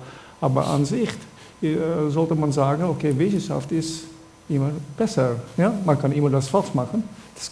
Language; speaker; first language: German; non-native, fluent; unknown